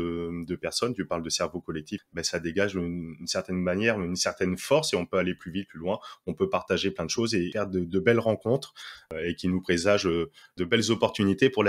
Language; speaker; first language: French; native; French